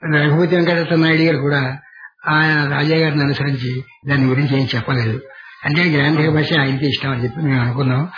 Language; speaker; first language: Telugu; native; Telugu